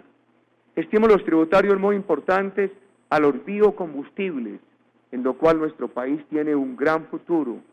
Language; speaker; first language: Spanish; native; Spanish